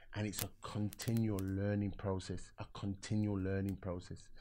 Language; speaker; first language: English; native; English